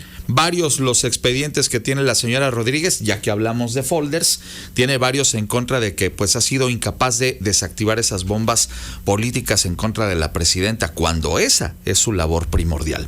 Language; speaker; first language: Spanish; native; Spanish